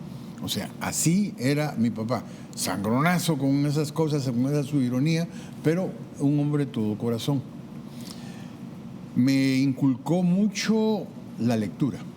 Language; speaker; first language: Spanish; native; Spanish